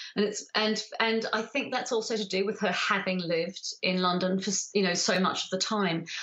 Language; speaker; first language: English; native; English